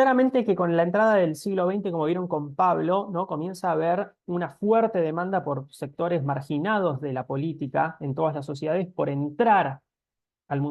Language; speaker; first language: Spanish; native; Spanish